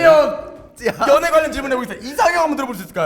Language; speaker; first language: Korean; native; Korean